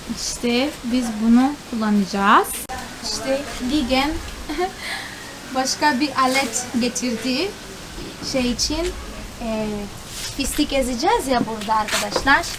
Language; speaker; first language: Turkish; non-native, fluent; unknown